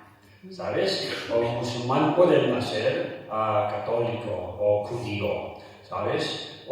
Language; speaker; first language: Spanish; non-native, fluent; Tibetan